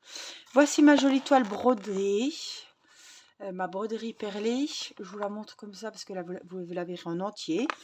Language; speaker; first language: French; native; French